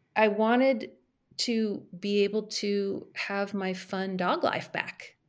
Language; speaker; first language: English; native; English